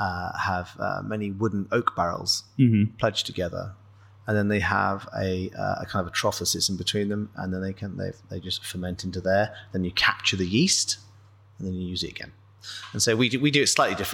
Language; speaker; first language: English; native; English